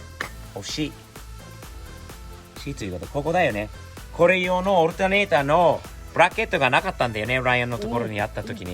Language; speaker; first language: Japanese; non-native, fluent; English